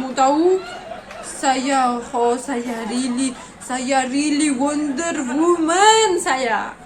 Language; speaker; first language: Indonesian; non-native, learner; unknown